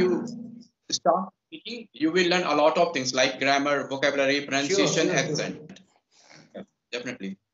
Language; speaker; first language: English; non-native, local second language; Hindi